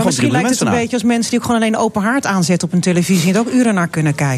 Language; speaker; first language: Dutch; native; Dutch